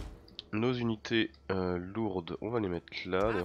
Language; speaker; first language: French; native; French